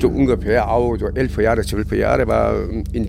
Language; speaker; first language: German; non-native, learner; Korean